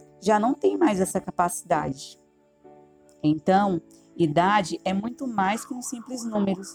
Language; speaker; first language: Portuguese; native; Portuguese